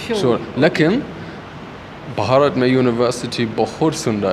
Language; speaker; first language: Hindi; non-native, learner; Korean